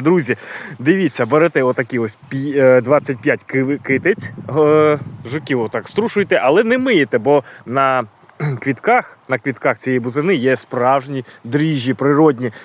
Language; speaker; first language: Ukrainian; native; Ukrainian